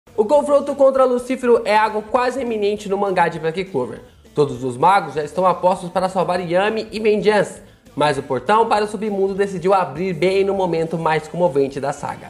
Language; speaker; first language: Portuguese; native; Portuguese